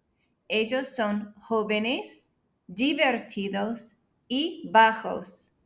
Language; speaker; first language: Spanish; non-native, fluent; English